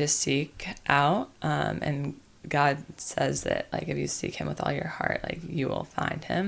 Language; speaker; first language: English; native; English